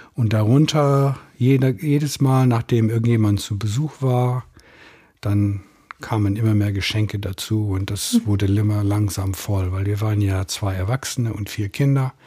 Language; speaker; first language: German; non-native, fluent; English